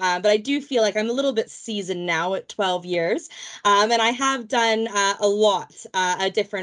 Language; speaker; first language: English; native; English